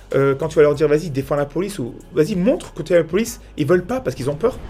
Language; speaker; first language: French; native; French